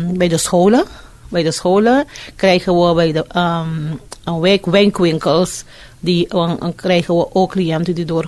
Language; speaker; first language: Dutch; non-native, fluent; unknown